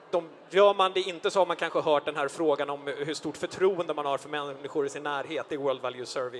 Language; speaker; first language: Swedish; native; Swedish